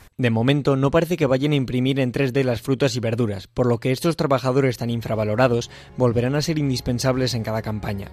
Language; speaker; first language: Spanish; native; Spanish